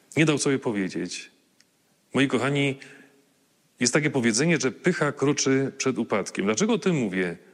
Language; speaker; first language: Polish; native; Polish